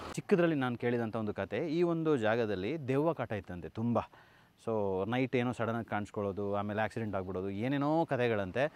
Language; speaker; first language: Kannada; non-native, local second language; Kodava